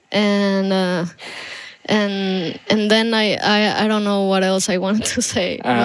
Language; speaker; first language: English; non-native, fluent; Spanish